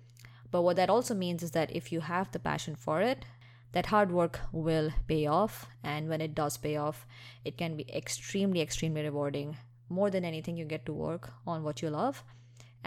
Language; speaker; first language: English; non-native, local second language; Hindi